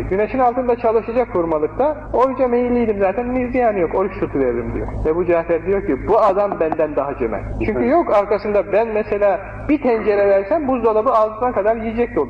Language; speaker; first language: Turkish; native; Turkish